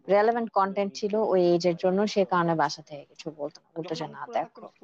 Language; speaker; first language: Bangla; native; Bangla